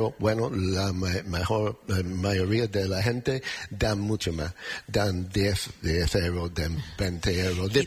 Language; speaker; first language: Spanish; non-native, fluent; English